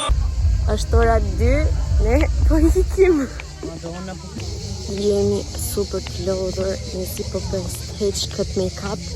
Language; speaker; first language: Albanian; early bilingual, heritage; Albanian